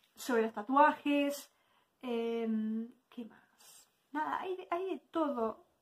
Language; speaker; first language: Spanish; native; Spanish